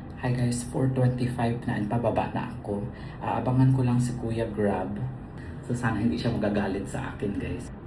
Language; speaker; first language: Filipino; non-native, local second language; Cebuano